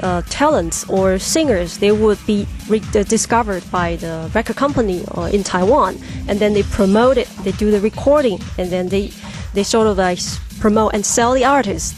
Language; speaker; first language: English; non-native, fluent; Chinese